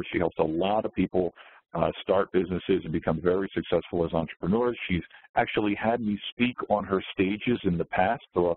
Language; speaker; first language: English; native; English